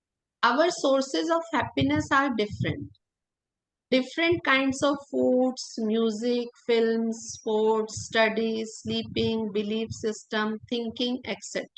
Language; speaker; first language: English; non-native, local second language; Hindi